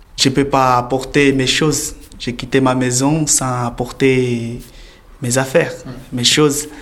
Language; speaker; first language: French; non-native, learner; Portuguese